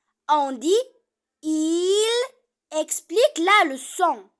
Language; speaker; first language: French; non-native, fluent; Arabic